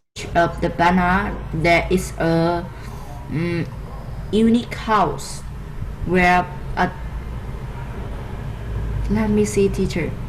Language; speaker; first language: English; non-native, learner; Vietnamese